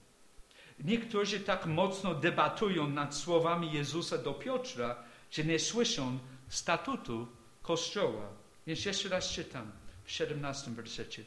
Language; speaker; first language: Polish; non-native, fluent; English